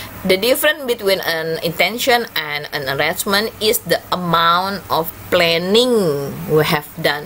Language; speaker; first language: English; non-native, learner; Indonesian